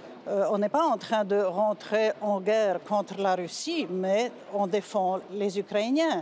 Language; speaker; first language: French; non-native, fluent; Polish